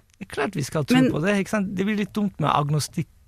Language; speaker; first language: Norwegian; non-native, fluent; Turkish